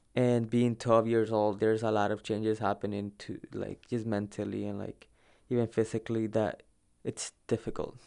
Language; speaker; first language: English; early bilingual, other home language; Spanish